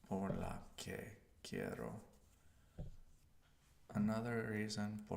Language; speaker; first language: Spanish; non-native, learner; English